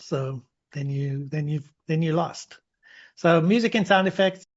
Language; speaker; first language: English; native; English